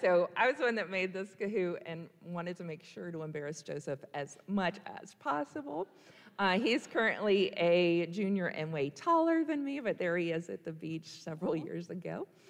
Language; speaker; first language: English; native; English